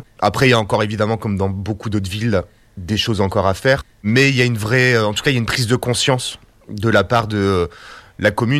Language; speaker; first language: French; native; French